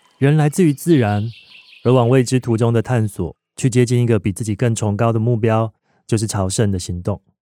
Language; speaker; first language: Chinese; native; Chinese